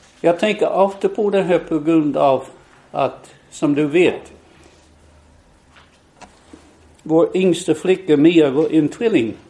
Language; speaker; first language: Swedish; non-native, fluent; English